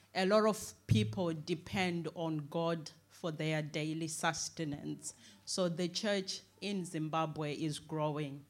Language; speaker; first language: English; non-native, local second language; Shona